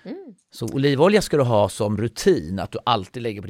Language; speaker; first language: Swedish; native; Swedish